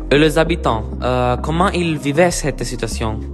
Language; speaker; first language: French; non-native, learner; Italian